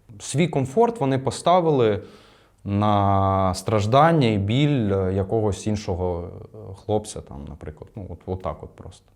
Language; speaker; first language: Ukrainian; non-native, local second language; Russian